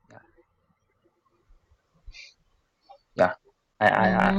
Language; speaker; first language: English; non-native, learner; Chinese